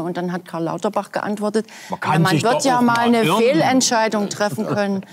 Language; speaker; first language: German; native; German